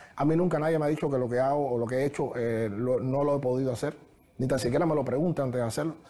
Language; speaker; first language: Spanish; native; Spanish